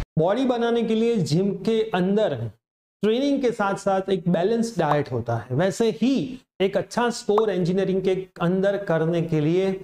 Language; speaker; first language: Hindi; non-native, local second language; Gujarati